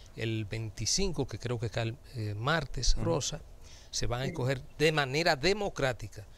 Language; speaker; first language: Spanish; native; Spanish